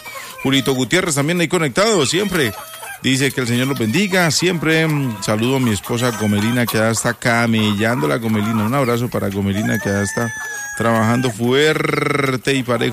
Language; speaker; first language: Spanish; native; Spanish